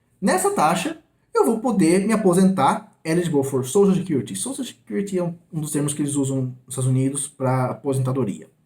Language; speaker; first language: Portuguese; native; Portuguese